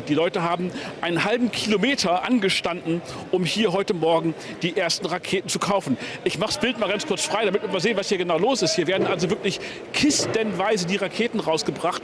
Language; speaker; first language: German; native; German